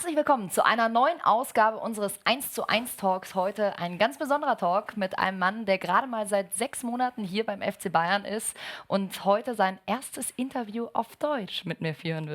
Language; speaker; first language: German; native; German